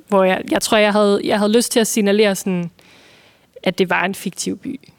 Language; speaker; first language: Danish; native; Danish